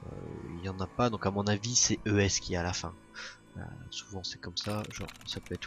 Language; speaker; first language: French; native; French